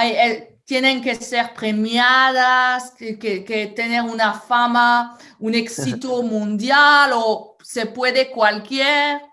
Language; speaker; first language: Spanish; non-native, fluent; French